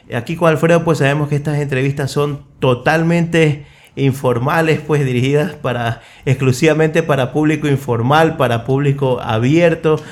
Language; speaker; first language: Spanish; native; Spanish